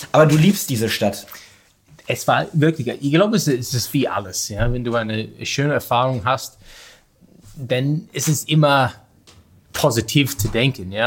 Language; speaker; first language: German; non-native, learner; English